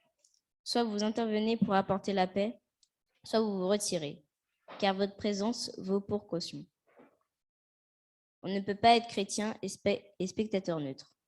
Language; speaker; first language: French; native; French